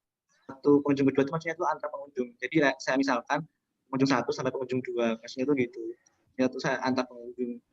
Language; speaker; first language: Indonesian; native; Indonesian